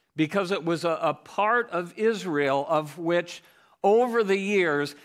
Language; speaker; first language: English; native; English